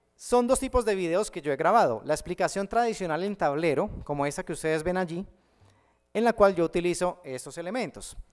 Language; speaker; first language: Spanish; native; Spanish